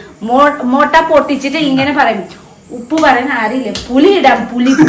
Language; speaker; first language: Malayalam; non-native, fluent; Nepali